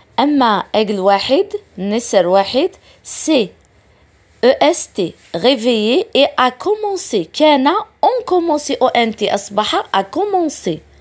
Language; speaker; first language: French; non-native, local second language; Arabic